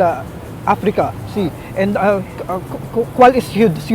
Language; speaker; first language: Spanish; non-native, learner; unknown